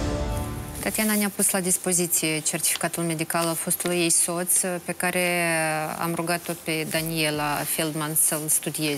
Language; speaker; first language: Romanian; native; Romanian